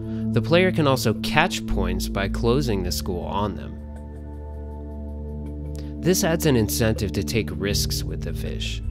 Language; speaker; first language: English; native; English